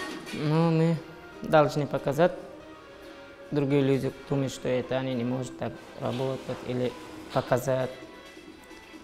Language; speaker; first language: Russian; non-native, local second language; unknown